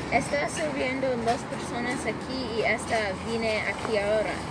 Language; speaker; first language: Spanish; non-native, learner; English